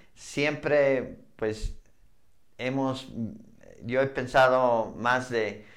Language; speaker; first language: Spanish; non-native, fluent; English